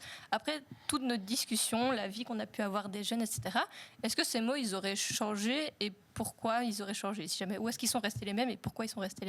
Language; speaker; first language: French; native; French